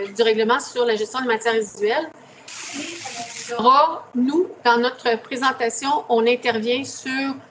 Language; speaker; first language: French; native; French